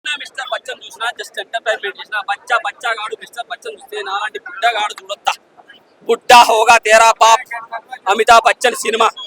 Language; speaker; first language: Telugu; native; Telugu